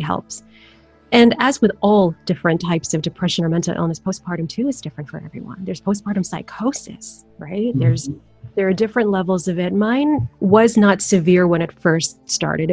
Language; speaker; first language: English; early bilingual, other home language; Filipino